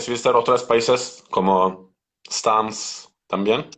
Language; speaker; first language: Spanish; non-native, learner; Turkish